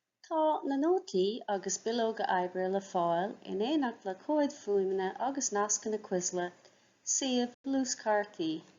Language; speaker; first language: Irish; non-native, local second language; English